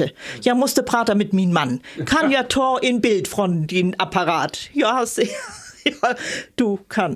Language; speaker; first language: Swedish; non-native, learner; German